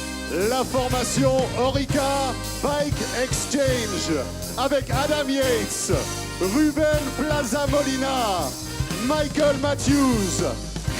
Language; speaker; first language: French; native; French